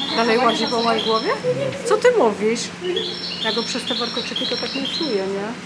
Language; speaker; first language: Polish; native; Polish